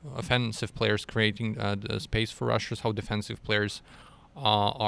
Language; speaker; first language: English; non-native, fluent; Russian